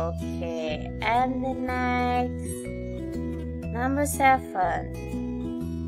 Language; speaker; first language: English; non-native, fluent; Indonesian